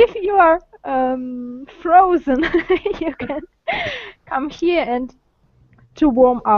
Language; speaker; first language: English; non-native, learner; Russian